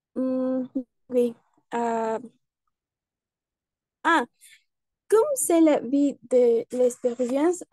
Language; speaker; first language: French; non-native, learner; Spanish